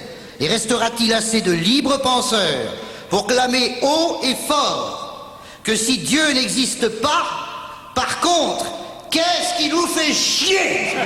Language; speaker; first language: French; native; French